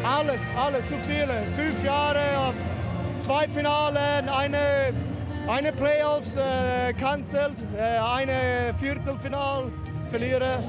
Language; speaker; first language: German; non-native, learner; Swedish